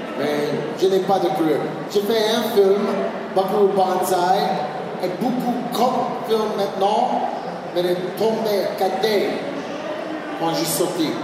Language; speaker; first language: French; non-native, learner; English